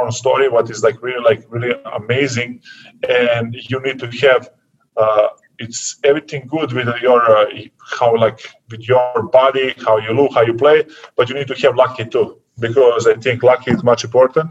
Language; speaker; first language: English; non-native, learner; Serbian